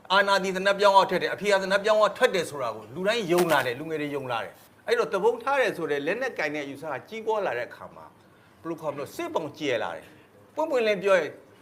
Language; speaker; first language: Burmese; non-native, local second language; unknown